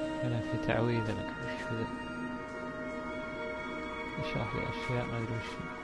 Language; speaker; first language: Arabic; native; Arabic